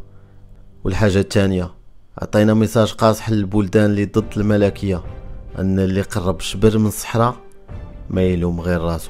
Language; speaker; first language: Arabic; native; Arabic